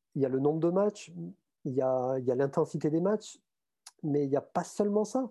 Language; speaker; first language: French; native; French